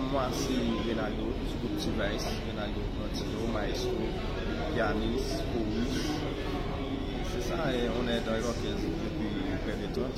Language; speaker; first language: French; non-native, learner; Haitian Creole